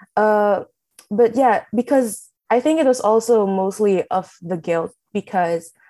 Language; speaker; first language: English; non-native, local second language; Filipino